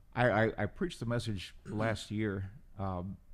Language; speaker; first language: English; non-native, fluent; Spanish